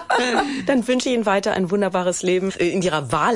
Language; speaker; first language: German; native; German